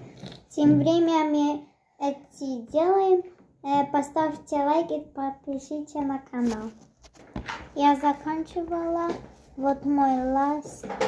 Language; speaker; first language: Russian; early bilingual, heritage; Russian